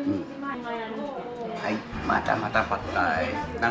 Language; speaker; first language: Japanese; native; Japanese